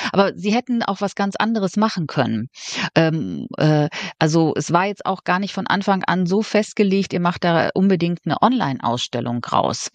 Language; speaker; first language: German; native; German